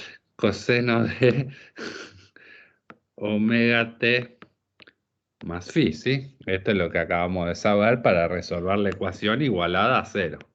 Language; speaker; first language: Spanish; native; Spanish